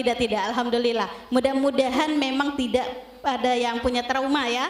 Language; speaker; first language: Indonesian; native; Indonesian